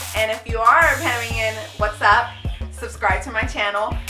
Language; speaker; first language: English; native; English